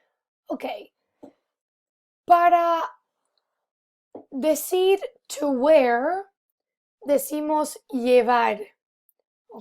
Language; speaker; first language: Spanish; non-native, fluent; English